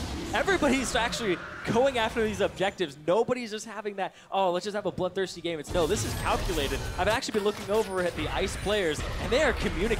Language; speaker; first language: English; native; English